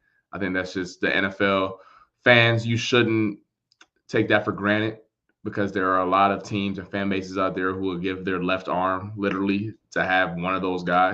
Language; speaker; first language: English; native; English